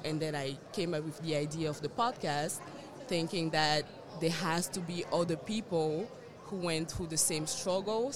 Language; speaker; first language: English; non-native, local second language; French